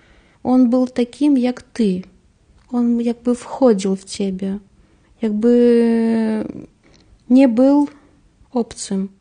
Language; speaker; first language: Polish; non-native, learner; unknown